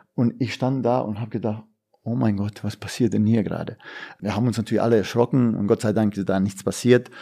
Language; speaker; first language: German; non-native, fluent; Bosnian